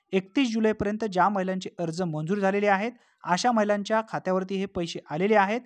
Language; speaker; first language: Marathi; native; Marathi